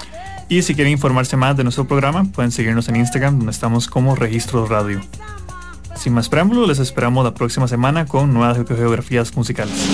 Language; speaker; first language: Spanish; native; Spanish